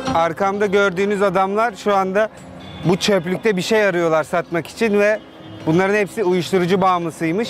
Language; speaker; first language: Turkish; native; Turkish